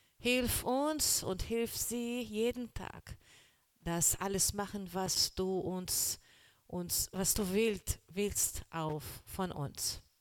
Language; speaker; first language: German; non-native, learner; Portuguese